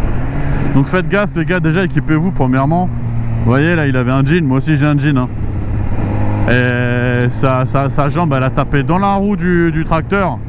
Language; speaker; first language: French; native; French